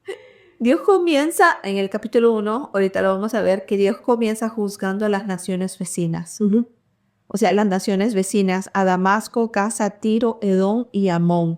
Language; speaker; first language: Spanish; early bilingual, heritage; Spanish